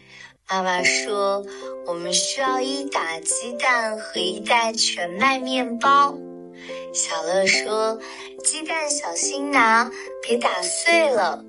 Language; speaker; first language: Chinese; native; Chinese